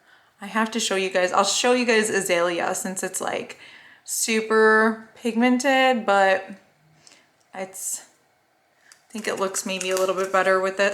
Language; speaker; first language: English; native; English